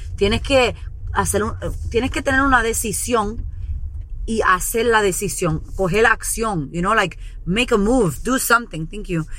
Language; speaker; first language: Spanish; early bilingual, heritage; Spanish